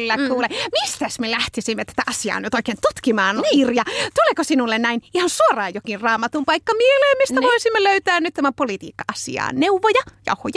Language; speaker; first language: Finnish; native; Finnish